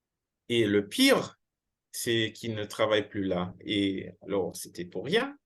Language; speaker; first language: French; non-native, fluent; English